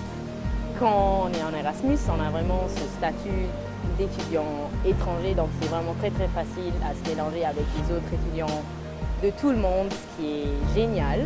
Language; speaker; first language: French; non-native, fluent; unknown